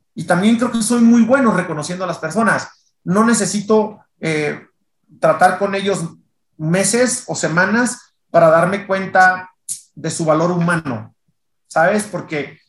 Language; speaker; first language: Spanish; native; Spanish